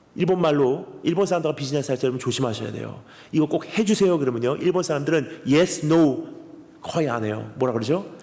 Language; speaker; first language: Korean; early bilingual, heritage; Korean